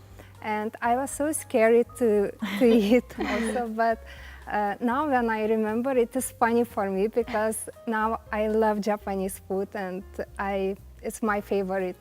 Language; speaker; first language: English; non-native, learner; Lithuanian